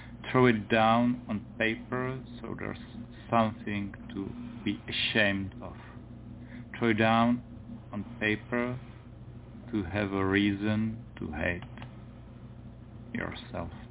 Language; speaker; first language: English; non-native, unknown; Czech